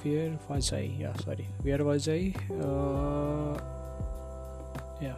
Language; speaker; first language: English; non-native, local second language; Hindi